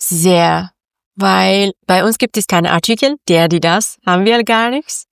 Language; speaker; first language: German; non-native, learner; Persian